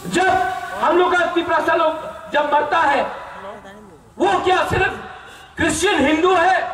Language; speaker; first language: Hindi; non-native, local second language; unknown